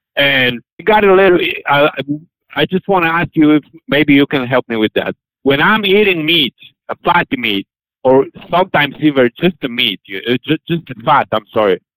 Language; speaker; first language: English; non-native, learner; Polish